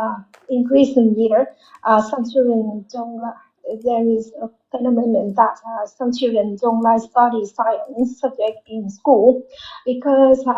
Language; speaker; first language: English; non-native, learner; Vietnamese